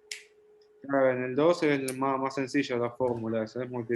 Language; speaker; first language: Spanish; native; Spanish